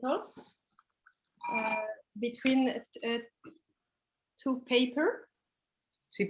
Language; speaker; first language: English; non-native, learner; French